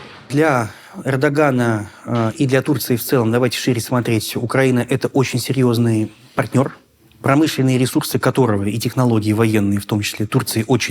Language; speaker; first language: Russian; native; Russian